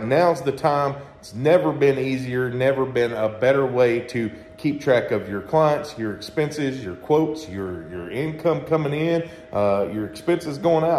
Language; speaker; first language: English; native; English